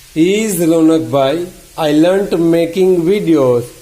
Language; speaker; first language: English; non-native, local second language; Gujarati